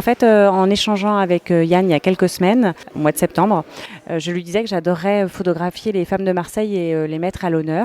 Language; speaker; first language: French; native; French